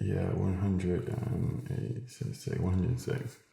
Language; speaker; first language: English; native; English